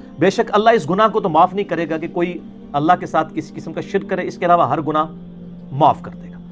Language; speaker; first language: Urdu; non-native, local second language; Punjabi